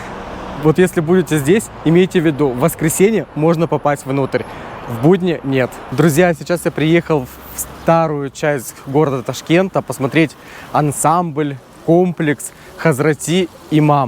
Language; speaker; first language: Russian; native; Russian